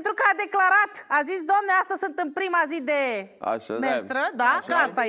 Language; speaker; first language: Romanian; native; Romanian